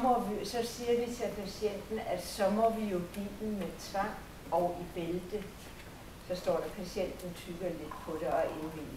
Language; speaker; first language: Danish; native; Danish